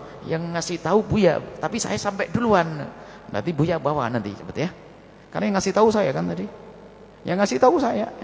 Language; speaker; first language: Indonesian; native; Indonesian